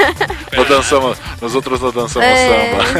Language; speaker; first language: Spanish; non-native, learner; Portuguese